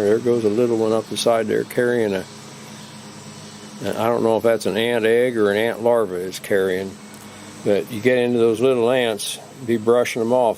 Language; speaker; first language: English; native; English